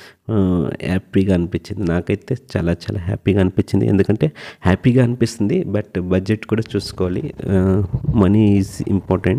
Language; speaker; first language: Telugu; native; Telugu